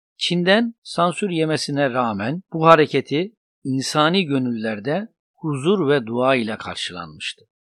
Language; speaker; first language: Turkish; native; Turkish